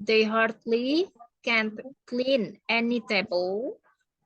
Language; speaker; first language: English; non-native, fluent; Indonesian